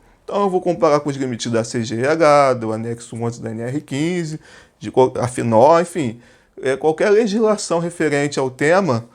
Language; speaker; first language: Portuguese; native; Portuguese